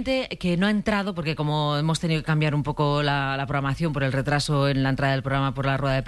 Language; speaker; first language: Spanish; native; Spanish